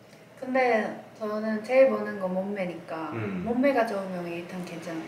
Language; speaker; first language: Korean; non-native, learner; Japanese